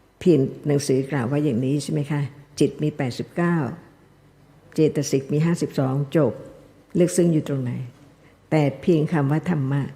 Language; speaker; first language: Thai; native; Thai